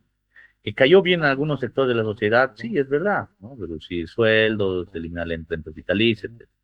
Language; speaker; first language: Spanish; native; Spanish